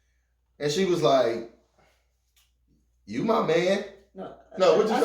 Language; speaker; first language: English; native; English